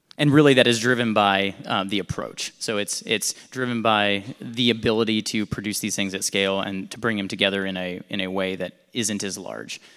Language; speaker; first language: English; native; English